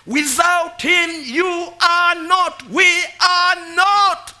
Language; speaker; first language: English; non-native, local second language; Swahili